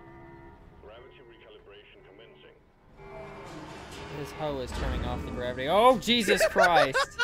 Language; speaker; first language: English; native; English